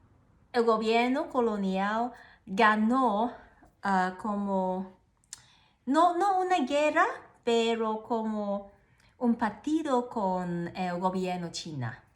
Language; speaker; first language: Spanish; non-native, learner; Cantonese